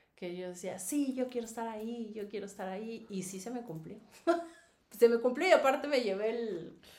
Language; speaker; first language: Spanish; native; Spanish